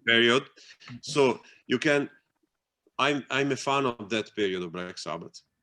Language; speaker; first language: English; non-native, fluent; Italian